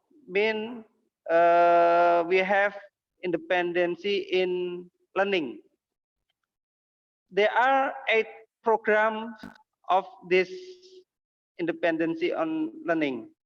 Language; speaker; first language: English; non-native, learner; Indonesian